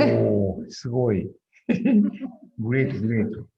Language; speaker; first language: Japanese; native; Japanese